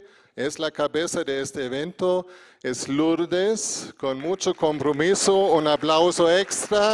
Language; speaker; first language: Spanish; non-native, fluent; German